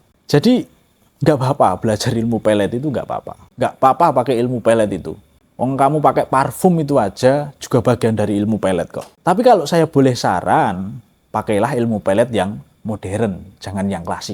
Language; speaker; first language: Indonesian; native; Indonesian